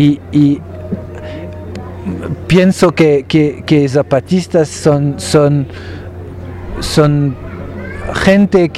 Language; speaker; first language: Spanish; non-native, learner; French